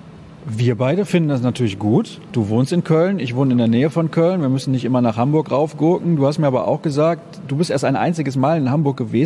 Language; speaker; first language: German; native; German